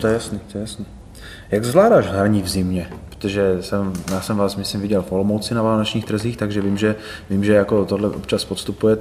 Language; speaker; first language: Czech; native; Czech